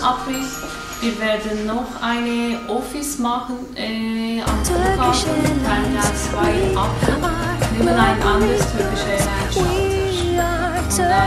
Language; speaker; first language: German; non-native, fluent; Turkish